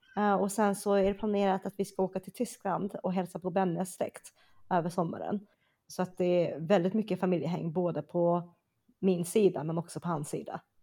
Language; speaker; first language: Swedish; early bilingual, other home language; Chinese